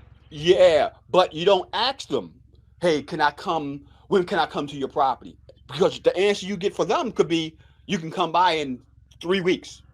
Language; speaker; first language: English; native; English